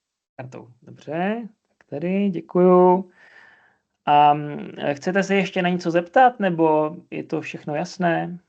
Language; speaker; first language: Czech; non-native, fluent; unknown